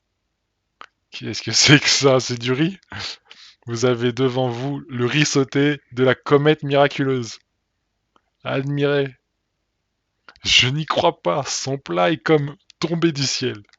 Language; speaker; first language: French; native; French